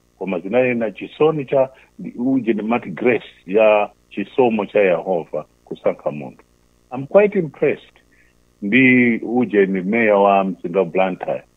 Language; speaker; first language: Nyanja; non-native, local second language; Tumbuka